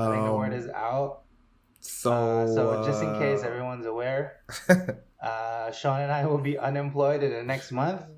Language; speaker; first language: English; native; English